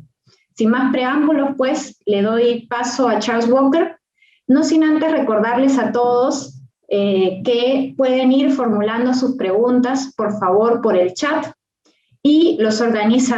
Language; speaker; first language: Spanish; native; Spanish